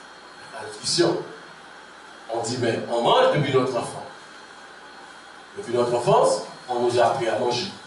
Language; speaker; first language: French; non-native, local second language; Haitian Creole